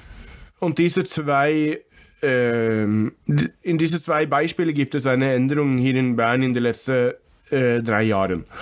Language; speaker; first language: German; non-native, fluent; English